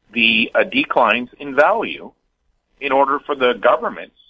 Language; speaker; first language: English; native; English